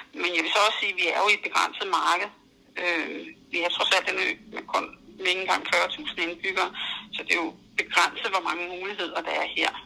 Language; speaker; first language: Danish; native; Danish